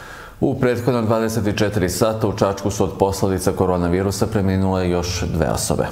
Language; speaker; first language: Serbian; native; Serbian